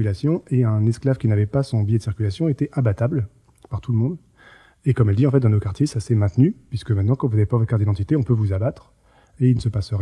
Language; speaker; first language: French; native; French